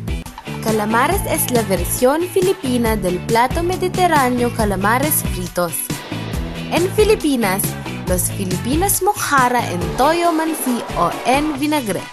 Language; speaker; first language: Spanish; non-native, learner; Filipino